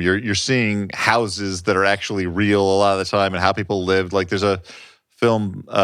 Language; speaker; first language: English; native; English